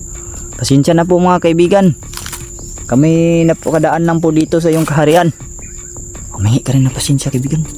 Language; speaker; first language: Filipino; non-native, local second language; Cebuano